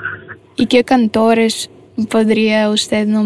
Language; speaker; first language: Spanish; non-native, fluent; Russian